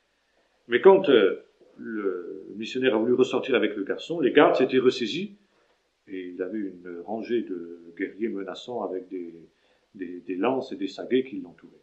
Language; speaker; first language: French; native; French